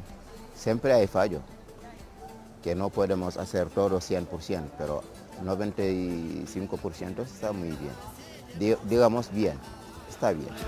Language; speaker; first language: Spanish; non-native, learner; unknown